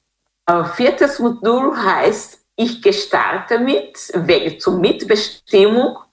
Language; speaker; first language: German; non-native, fluent; Kinyarwanda